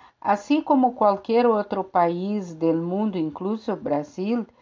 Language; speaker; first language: Spanish; non-native, fluent; Portuguese